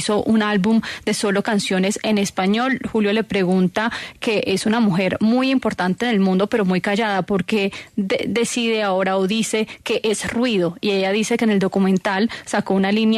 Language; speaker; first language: Spanish; native; Spanish